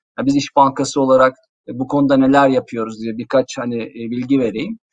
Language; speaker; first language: Turkish; native; Turkish